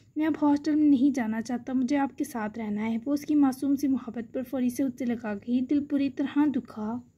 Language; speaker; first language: Urdu; native; Urdu